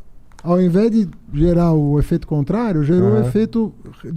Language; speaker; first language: Portuguese; native; Portuguese